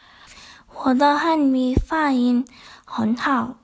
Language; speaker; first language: Chinese; non-native, learner; Korean